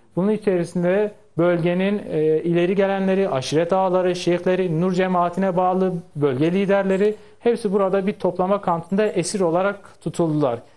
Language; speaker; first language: Turkish; non-native, local second language; Kurdish